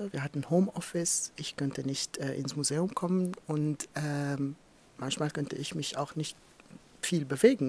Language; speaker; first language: German; non-native, fluent; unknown